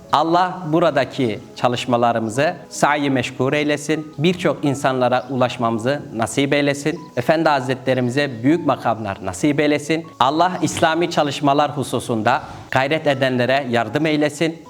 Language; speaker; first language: Turkish; native; Turkish